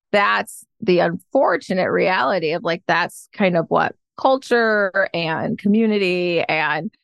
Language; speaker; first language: English; native; English